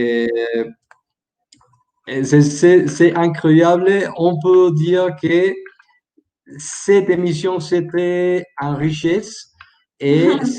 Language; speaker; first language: French; non-native, learner; Spanish